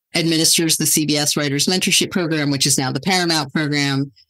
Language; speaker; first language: English; native; English